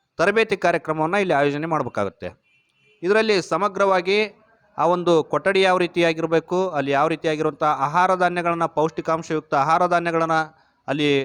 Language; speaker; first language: Kannada; native; Kannada